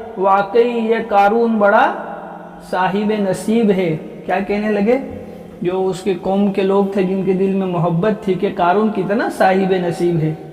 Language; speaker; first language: Urdu; non-native, local second language; Gujarati